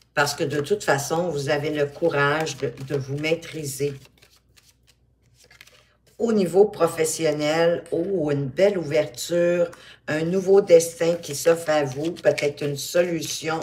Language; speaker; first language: French; native; French